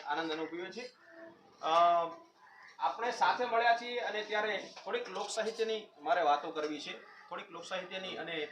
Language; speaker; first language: Gujarati; native; Gujarati